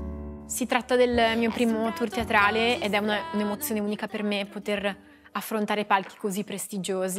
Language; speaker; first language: Italian; native; Italian